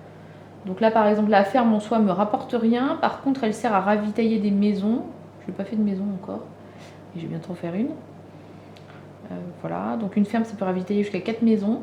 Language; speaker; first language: French; native; French